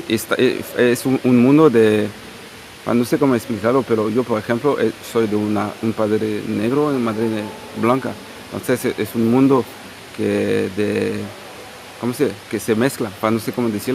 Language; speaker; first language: Spanish; non-native, fluent; Portuguese